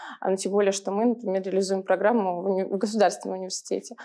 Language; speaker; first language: Russian; native; Russian